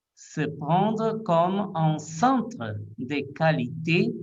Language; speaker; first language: French; non-native, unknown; Portuguese